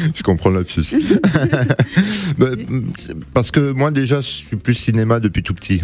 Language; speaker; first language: French; native; French